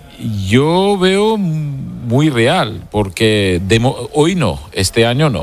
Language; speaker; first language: Spanish; non-native, fluent; Georgian